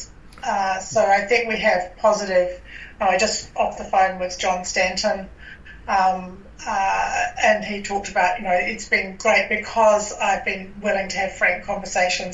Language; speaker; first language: English; native; English